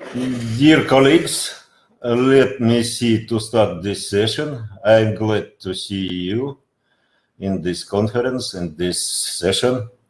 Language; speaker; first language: English; non-native, learner; Russian